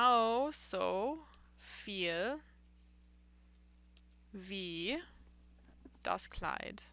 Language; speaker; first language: German; non-native, fluent; English